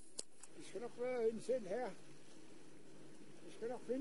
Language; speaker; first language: Danish; non-native, local second language; Kalaallisut